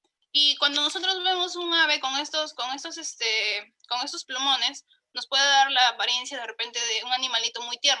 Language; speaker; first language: Spanish; native; Spanish